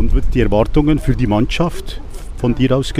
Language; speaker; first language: German; native; German